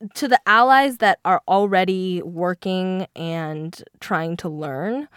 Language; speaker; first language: English; early bilingual, other home language; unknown